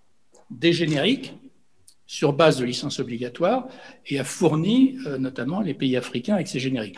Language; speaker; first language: French; native; French